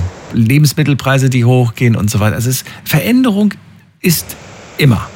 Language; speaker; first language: German; native; German